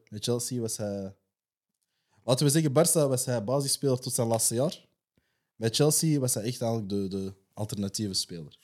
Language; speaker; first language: Dutch; native; Dutch